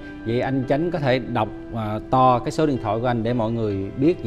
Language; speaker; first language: Vietnamese; early bilingual, heritage; Vietnamese